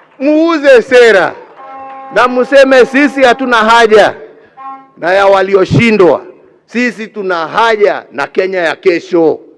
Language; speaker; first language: Swahili; non-native, local second language; Kikuyu